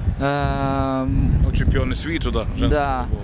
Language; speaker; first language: Ukrainian; native; Ukrainian